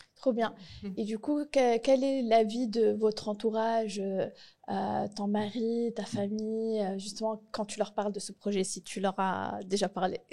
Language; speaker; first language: French; native; French